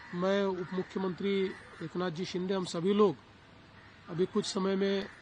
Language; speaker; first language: Hindi; non-native, local second language; Marathi